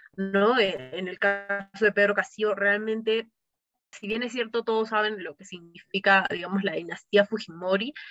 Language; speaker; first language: Spanish; native; Spanish